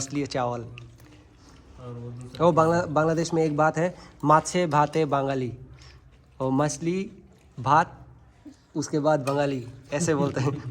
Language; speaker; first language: Hindi; non-native, fluent; Bangla